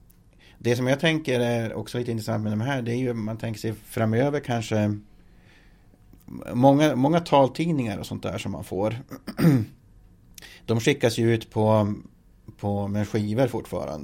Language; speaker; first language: Swedish; native; Swedish